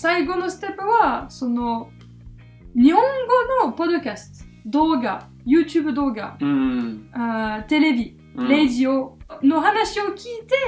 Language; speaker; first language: Japanese; non-native, fluent; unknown